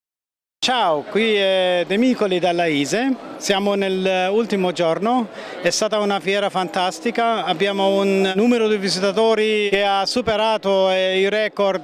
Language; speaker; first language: Italian; non-native, fluent; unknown